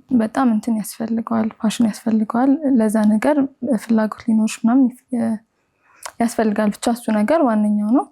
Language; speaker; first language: Amharic; native; Amharic